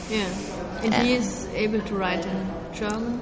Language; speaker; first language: English; non-native, fluent; German